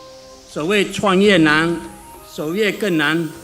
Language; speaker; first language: Chinese; native; Chinese